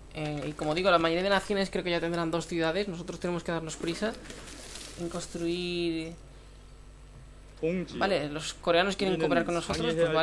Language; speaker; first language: Spanish; native; Spanish